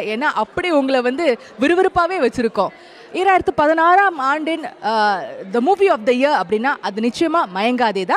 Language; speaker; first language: Tamil; native; Tamil